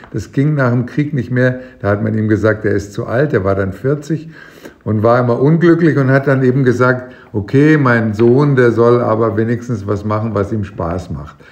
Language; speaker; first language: German; native; German